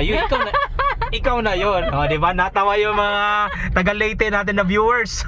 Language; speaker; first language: Filipino; non-native, local second language; Cebuano